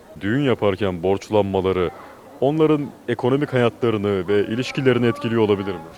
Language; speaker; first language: Turkish; native; Turkish